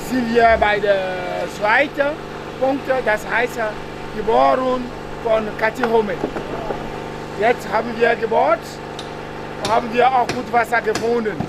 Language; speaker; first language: German; non-native, learner; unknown